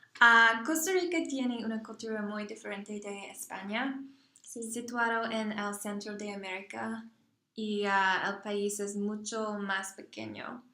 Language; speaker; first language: Spanish; non-native, learner; English